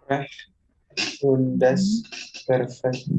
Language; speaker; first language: German; non-native, learner; Indonesian